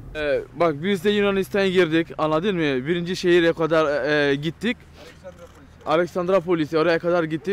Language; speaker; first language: Turkish; non-native, learner; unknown